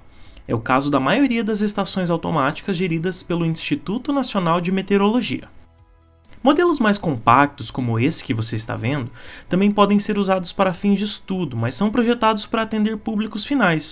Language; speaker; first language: Portuguese; native; Portuguese